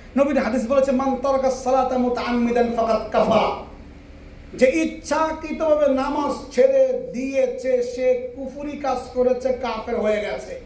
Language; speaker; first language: Bangla; native; Bangla